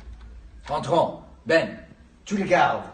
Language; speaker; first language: French; non-native, learner; English